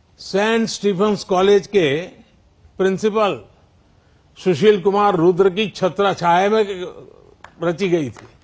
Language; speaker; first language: Hindi; non-native, local second language; Gujarati